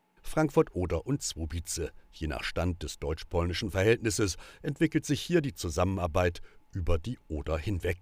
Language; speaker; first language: German; native; German